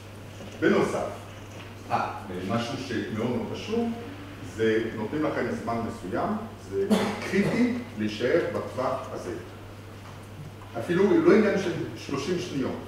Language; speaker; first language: Hebrew; non-native, fluent; French